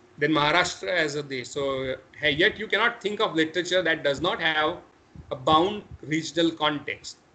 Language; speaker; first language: English; non-native, local second language; Marathi